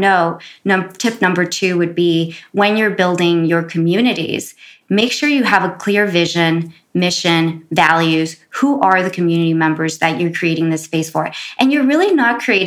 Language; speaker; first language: English; native; English